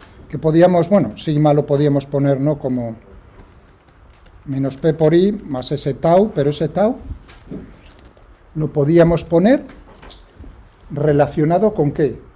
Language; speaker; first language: Spanish; native; Spanish